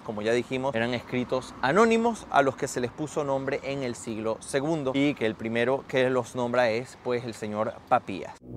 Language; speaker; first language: Spanish; native; Spanish